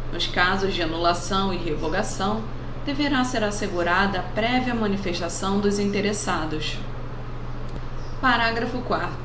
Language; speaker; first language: Portuguese; native; Portuguese